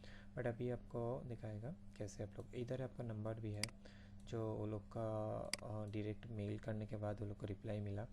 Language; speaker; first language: Hindi; non-native, fluent; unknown